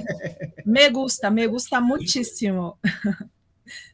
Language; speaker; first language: Spanish; non-native, fluent; Portuguese